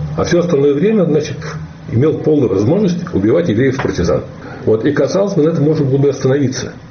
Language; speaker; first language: Russian; native; Russian